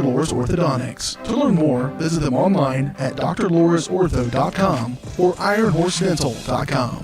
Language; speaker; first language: English; native; English